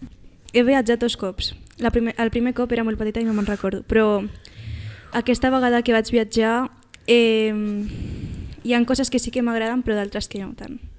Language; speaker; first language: Catalan; non-native, local second language; Spanish